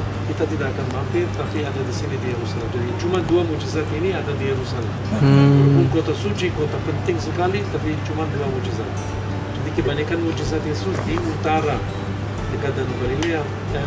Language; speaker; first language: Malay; non-native, fluent; Hebrew